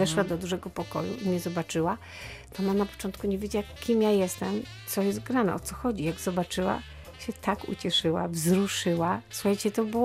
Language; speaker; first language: Polish; native; Polish